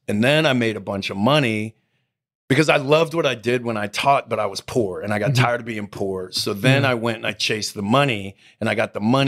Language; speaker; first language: English; native; English